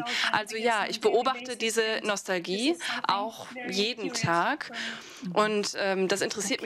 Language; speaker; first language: German; non-native, fluent; Russian